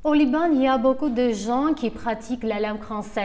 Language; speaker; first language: French; non-native, fluent; Armenian